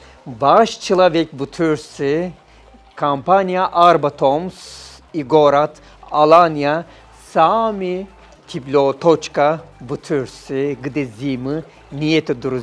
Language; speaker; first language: Russian; non-native, learner; Turkish